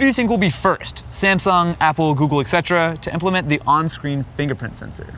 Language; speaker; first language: English; native; English